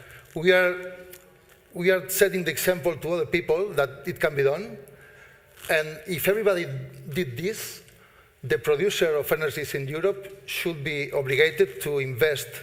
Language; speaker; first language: English; non-native, fluent; Spanish